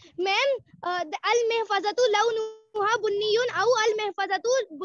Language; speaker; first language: Arabic; non-native, learner; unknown